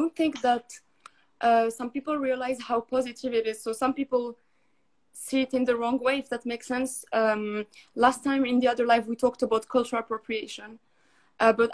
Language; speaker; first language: English; non-native, fluent; Arabic